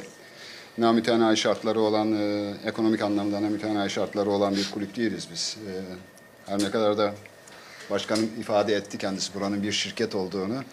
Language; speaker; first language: Turkish; native; Turkish